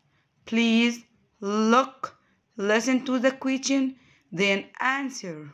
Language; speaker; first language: English; non-native, fluent; Arabic